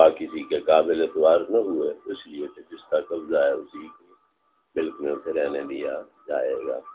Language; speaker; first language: Urdu; non-native, local second language; Punjabi